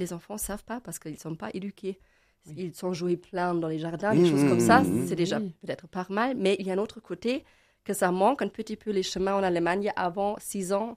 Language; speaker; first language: French; non-native, learner; German